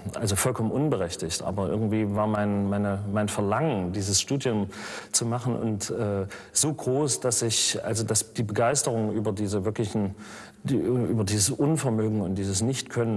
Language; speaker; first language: German; native; German